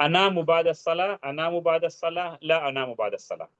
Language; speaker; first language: Arabic; non-native, fluent; Urdu